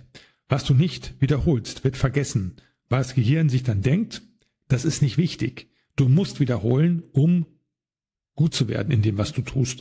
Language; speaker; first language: German; native; German